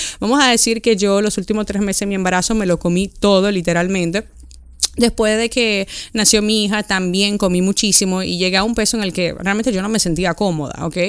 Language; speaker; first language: Spanish; native; Spanish